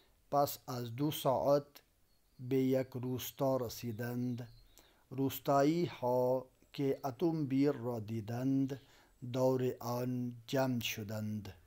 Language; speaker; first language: Persian; non-native, local second language; Urdu